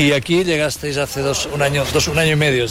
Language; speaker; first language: Spanish; native; Spanish